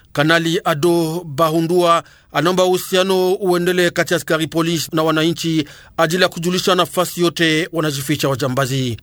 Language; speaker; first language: Swahili; native; Swahili